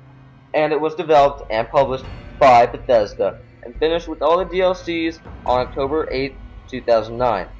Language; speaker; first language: English; native; English